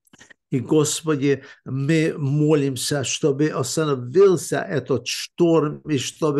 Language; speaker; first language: Russian; early bilingual, heritage; English